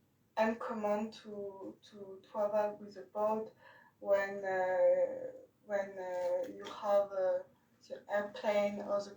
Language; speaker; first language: English; non-native, learner; French